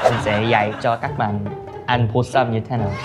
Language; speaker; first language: Vietnamese; non-native, learner; Korean